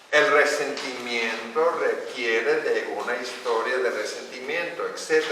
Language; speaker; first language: Spanish; non-native, fluent; English